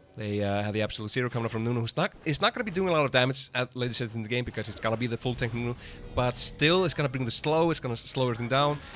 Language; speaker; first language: English; non-native, fluent; Icelandic